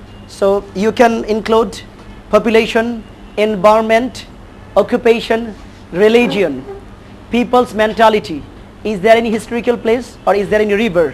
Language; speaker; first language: English; non-native, fluent; Bangla